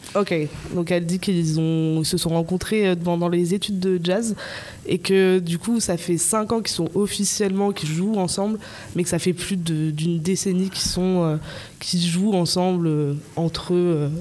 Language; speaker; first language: French; native; French